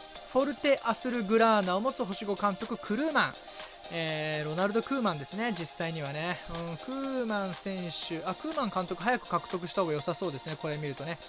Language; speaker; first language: Japanese; native; Japanese